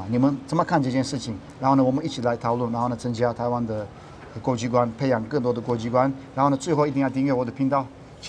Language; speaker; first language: Chinese; non-native, fluent; Turkish